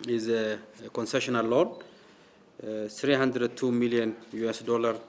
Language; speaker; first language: English; non-native, local second language; Amharic